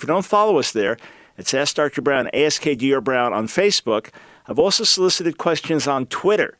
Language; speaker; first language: English; native; English